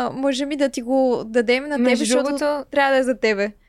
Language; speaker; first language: Bulgarian; native; Bulgarian